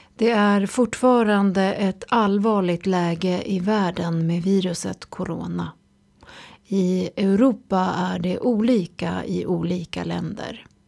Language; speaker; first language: Swedish; native; Swedish